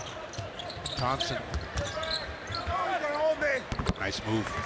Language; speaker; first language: English; native; English